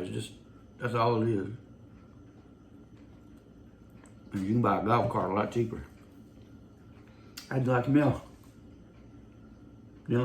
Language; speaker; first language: English; native; English